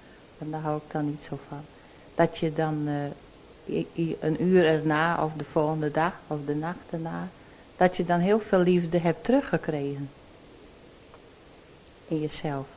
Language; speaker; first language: Dutch; native; Dutch